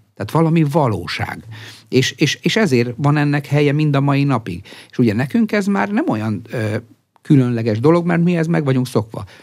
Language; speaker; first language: Hungarian; native; Hungarian